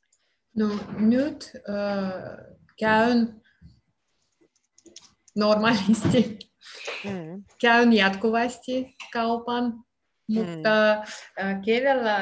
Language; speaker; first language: Finnish; non-native, learner; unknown